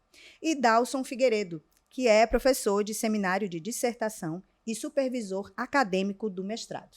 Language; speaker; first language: Portuguese; native; Portuguese